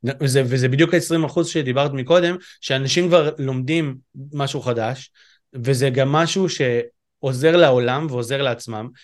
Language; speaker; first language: Hebrew; native; Hebrew